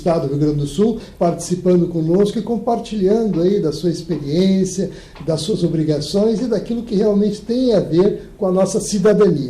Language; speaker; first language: Portuguese; native; Portuguese